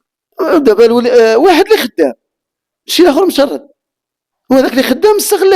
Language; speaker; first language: Arabic; native; Arabic